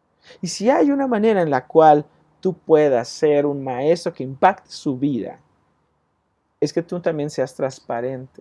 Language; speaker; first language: Spanish; native; Spanish